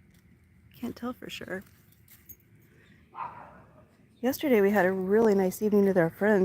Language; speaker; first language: English; native; English